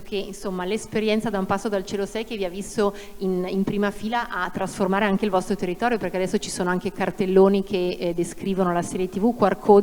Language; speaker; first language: Italian; native; Italian